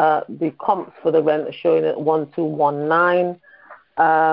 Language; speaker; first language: English; native; English